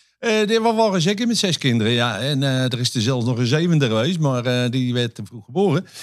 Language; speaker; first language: Dutch; native; Dutch